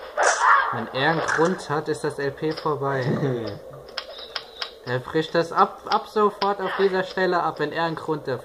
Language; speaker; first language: German; native; German